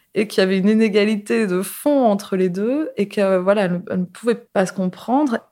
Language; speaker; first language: French; native; French